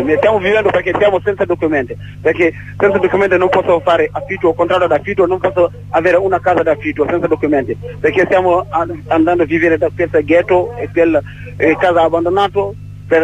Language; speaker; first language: Italian; non-native, learner; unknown